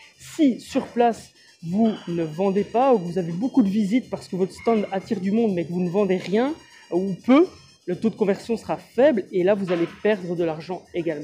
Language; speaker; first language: French; native; French